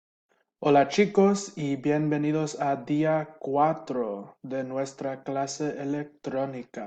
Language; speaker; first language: Spanish; non-native, fluent; English